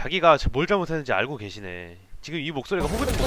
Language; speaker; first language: Korean; native; Korean